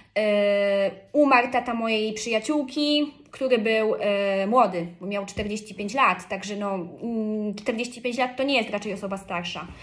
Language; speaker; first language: Polish; early bilingual, heritage; Polish